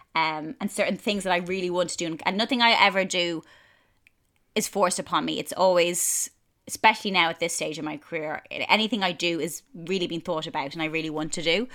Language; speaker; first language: English; native; English